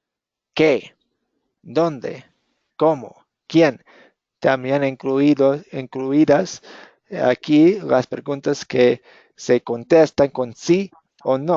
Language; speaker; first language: Spanish; non-native, fluent; English